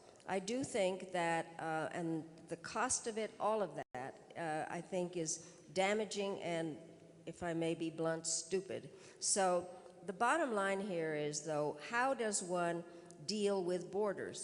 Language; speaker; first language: English; early bilingual, other home language; Czech